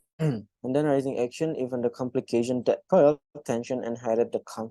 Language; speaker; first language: English; non-native, fluent; Indonesian